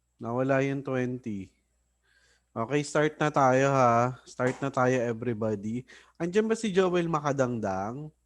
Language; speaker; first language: Filipino; native; Filipino